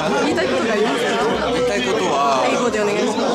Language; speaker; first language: Japanese; non-native, fluent; French